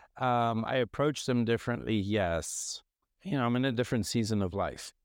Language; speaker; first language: English; non-native, fluent; French